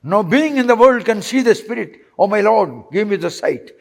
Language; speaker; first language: English; non-native, local second language; Telugu